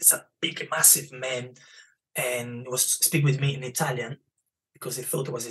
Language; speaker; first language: English; non-native, learner; Portuguese